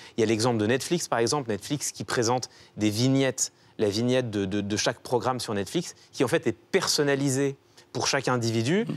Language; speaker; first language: French; native; French